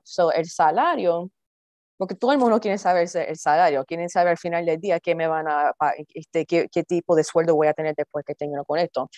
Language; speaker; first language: Spanish; early bilingual, heritage; Spanish